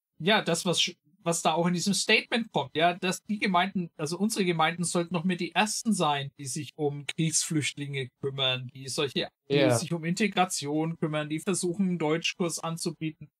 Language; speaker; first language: German; early bilingual, other home language; Slovenian